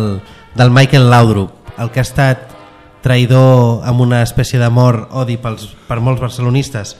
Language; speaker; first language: Catalan; native; Catalan